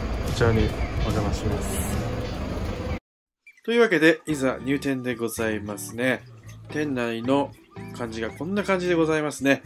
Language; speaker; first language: Japanese; native; Japanese